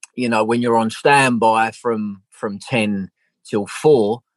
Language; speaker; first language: English; native; English